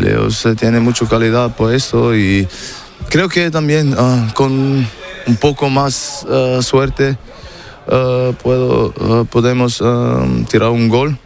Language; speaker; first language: Spanish; non-native, learner; German